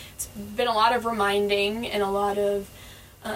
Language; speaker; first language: English; native; English